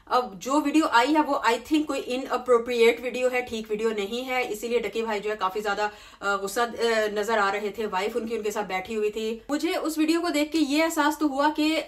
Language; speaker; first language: Urdu; native; Urdu